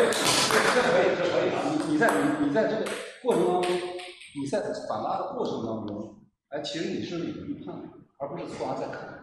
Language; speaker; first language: Chinese; native; Chinese